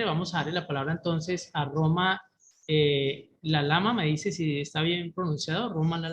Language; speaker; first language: Spanish; native; Spanish